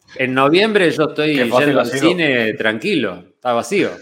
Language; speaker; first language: Spanish; native; Spanish